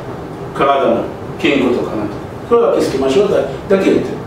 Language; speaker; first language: Japanese; non-native, learner; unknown